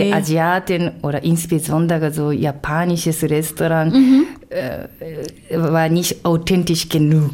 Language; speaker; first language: German; non-native, fluent; Japanese